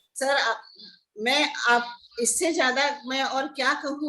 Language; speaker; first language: Hindi; non-native, local second language; Marathi